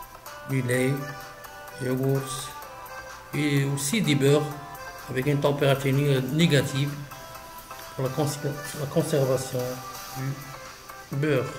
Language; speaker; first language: French; non-native, local second language; Arabic